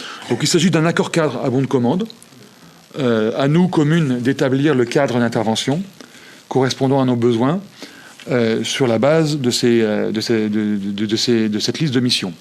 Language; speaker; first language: French; native; French